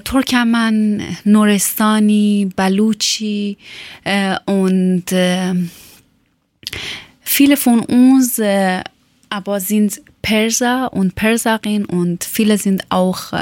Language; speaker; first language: German; non-native, learner; Persian